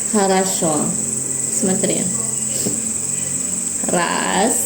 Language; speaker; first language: Russian; non-native, learner; Filipino